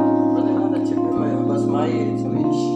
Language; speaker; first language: Arabic; non-native, learner; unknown